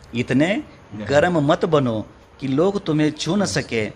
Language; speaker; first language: Hindi; non-native, local second language; Marathi